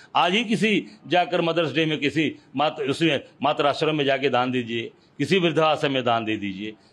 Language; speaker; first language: Hindi; native; Hindi